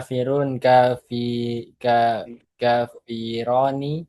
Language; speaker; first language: Arabic; non-native, learner; Indonesian